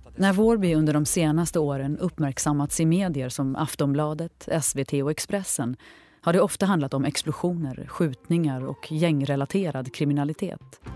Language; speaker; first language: Swedish; native; Swedish